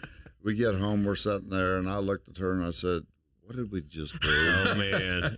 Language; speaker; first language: English; native; English